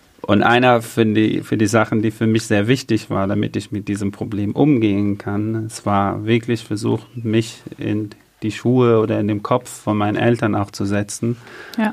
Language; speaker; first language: German; non-native, fluent; Arabic